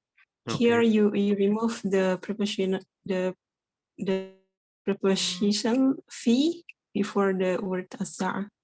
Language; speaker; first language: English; non-native, learner; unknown